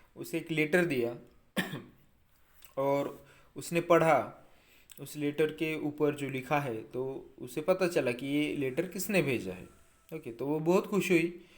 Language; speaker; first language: Hindi; non-native, local second language; Marathi